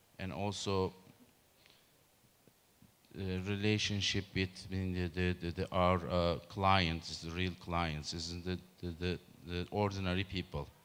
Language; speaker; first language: English; non-native, learner; Turkish